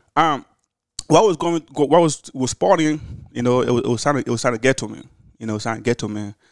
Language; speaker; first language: English; early bilingual, other home language; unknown